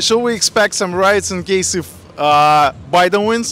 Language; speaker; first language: English; non-native, fluent; Russian